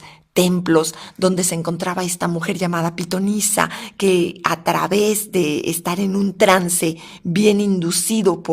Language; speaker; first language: Spanish; native; Spanish